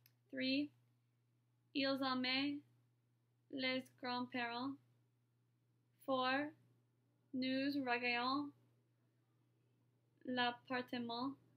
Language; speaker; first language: French; non-native, learner; English